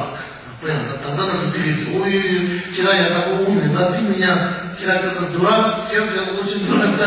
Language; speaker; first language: Russian; non-native, learner; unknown